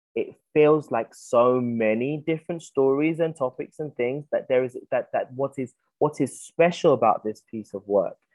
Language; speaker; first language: English; native; English